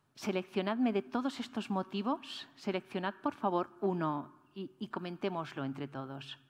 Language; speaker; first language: Spanish; non-native, local second language; Catalan